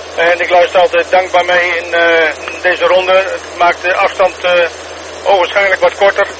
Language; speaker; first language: Dutch; native; Dutch